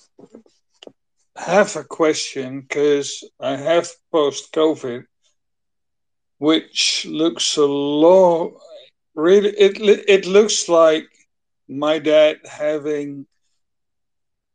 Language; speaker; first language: English; non-native, fluent; Dutch